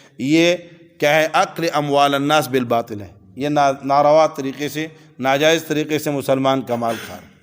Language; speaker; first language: Urdu; non-native, local second language; Pashto